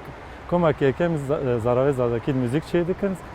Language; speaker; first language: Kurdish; non-native, local second language; Zaza